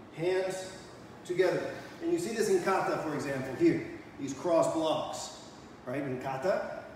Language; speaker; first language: English; native; English